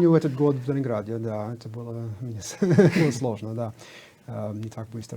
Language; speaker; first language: Russian; non-native, fluent; English